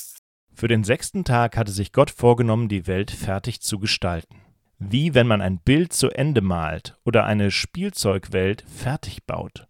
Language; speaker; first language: German; native; German